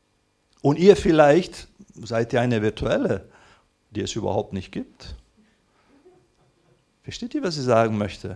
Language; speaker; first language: German; non-native, fluent; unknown